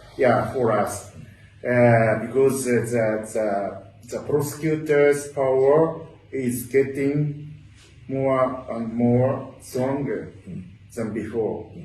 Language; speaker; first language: English; non-native, learner; Japanese